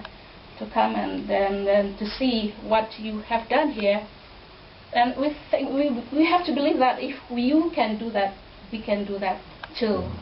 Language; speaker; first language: English; non-native, fluent; Indonesian